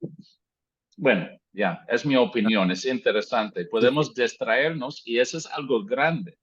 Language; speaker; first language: Spanish; native; Spanish